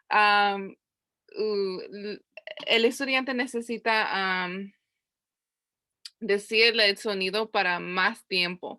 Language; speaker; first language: Spanish; non-native, learner; English